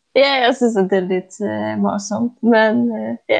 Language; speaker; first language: Danish; non-native, fluent; Polish